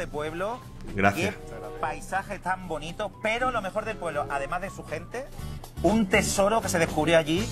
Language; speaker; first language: Spanish; native; Spanish